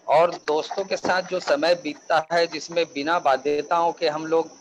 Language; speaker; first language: Hindi; native; Hindi